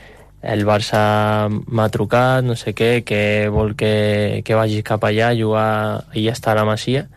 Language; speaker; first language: Catalan; non-native, local second language; Spanish